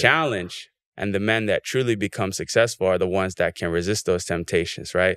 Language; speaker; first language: English; native; English